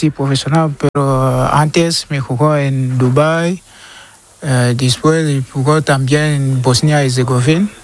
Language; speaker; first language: Spanish; non-native, learner; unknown